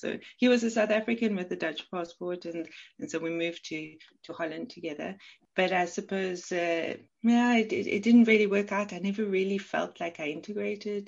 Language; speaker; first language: English; native; English